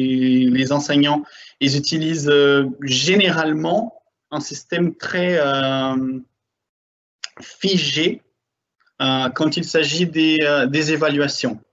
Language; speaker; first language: French; non-native, fluent; Portuguese